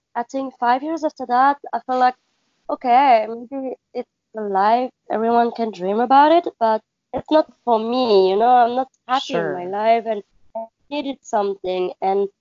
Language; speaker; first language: English; non-native, learner; French